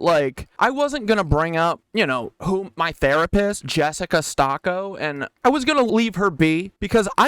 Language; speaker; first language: English; native; English